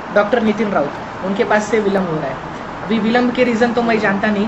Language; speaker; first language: Hindi; non-native, local second language; Marathi